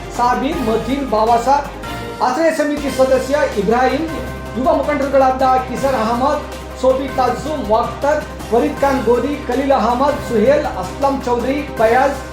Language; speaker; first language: Kannada; native; Kannada